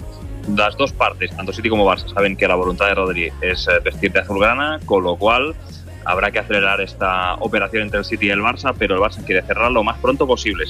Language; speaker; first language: Spanish; non-native, local second language; Catalan